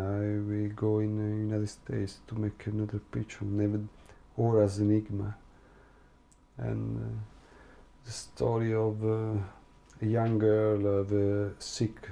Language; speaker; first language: English; non-native, learner; Italian